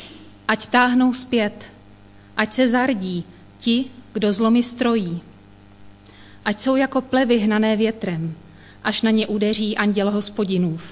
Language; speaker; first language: Czech; native; Czech